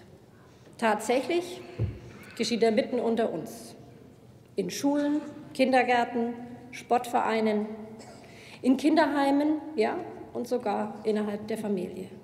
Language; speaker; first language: German; native; German